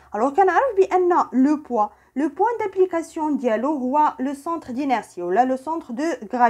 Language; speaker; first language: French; non-native, local second language; Arabic